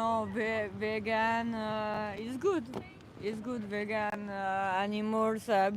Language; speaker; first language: English; non-native, learner; French